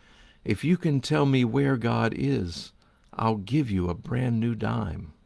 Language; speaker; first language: English; native; English